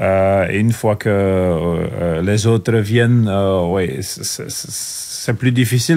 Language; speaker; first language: French; non-native, local second language; Dutch